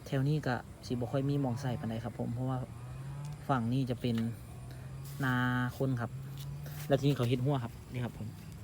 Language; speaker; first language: Thai; native; Thai